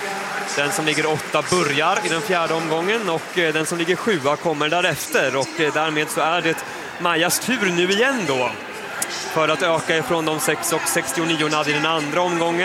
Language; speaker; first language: Swedish; native; Swedish